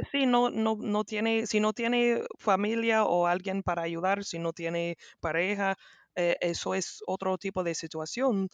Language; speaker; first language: Spanish; non-native, learner; English